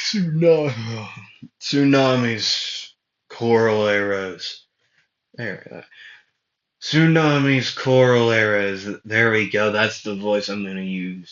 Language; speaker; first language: English; native; English